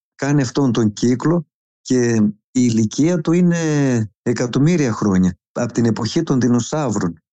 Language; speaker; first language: Greek; native; Greek